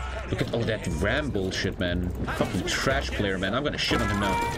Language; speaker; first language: English; non-native, fluent; German